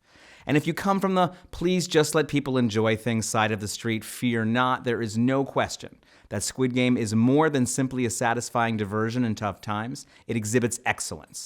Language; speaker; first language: English; native; English